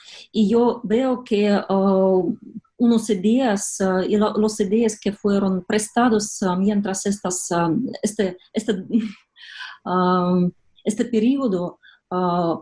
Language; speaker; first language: Spanish; non-native, fluent; Russian